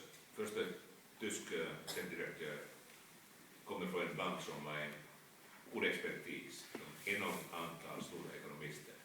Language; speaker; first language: Swedish; non-native, fluent; Finnish